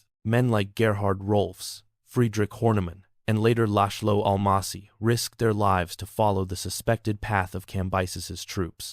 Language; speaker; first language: English; native; English